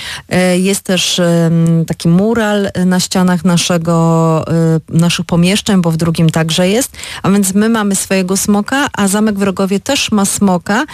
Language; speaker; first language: Polish; native; Polish